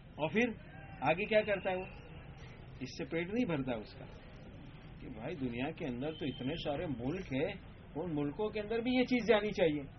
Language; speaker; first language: Urdu; native; Urdu